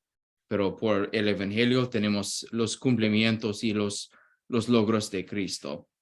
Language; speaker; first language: Spanish; non-native, fluent; English